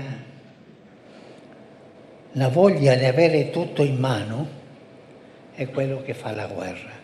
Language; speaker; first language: Italian; non-native, fluent; Spanish